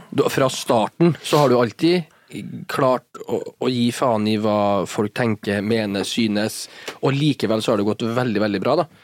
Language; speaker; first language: Norwegian; early bilingual, other home language; Albanian